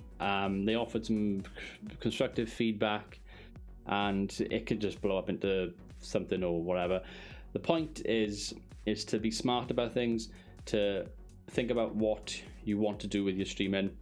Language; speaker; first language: English; native; English